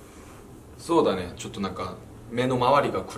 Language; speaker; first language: Japanese; non-native, fluent; Korean